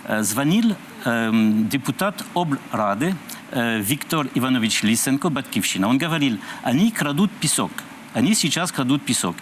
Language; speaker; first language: Russian; non-native, learner; French